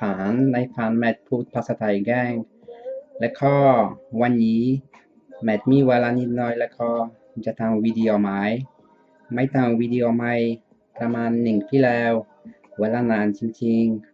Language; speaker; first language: Thai; non-native, learner; Dutch